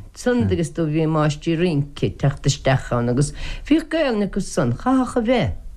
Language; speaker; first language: Irish; native; Irish